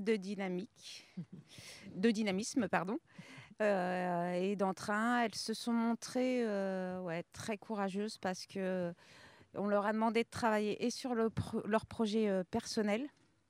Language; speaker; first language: French; native; French